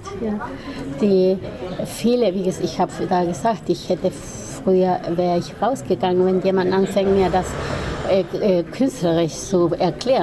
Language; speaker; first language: German; non-native, fluent; Spanish